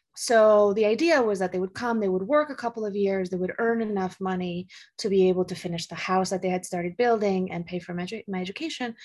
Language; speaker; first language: English; early bilingual, other home language; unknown